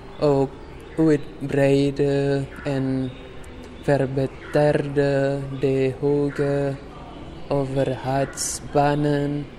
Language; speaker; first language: Dutch; non-native, learner; Indonesian